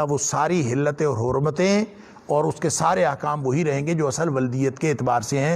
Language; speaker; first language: Urdu; native; Urdu